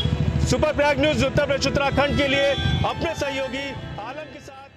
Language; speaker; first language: Hindi; native; Hindi